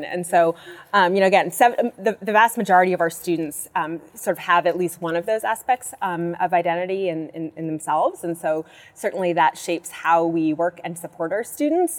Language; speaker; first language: English; native; English